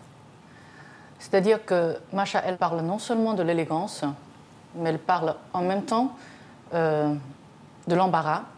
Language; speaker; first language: French; non-native, fluent; Chinese